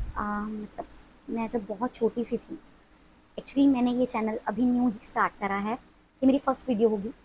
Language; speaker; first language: Hindi; non-native, local second language; Punjabi